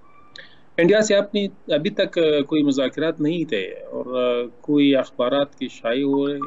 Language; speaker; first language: Hindi; non-native, learner; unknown